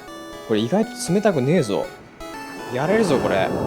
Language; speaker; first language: Japanese; native; Japanese